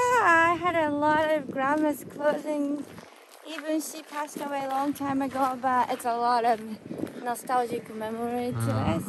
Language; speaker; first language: English; non-native, fluent; Japanese